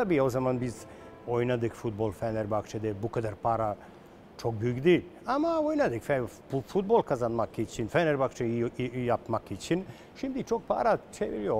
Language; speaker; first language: Turkish; non-native, learner; Serbian